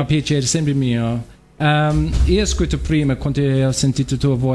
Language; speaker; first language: Italian; non-native, learner; English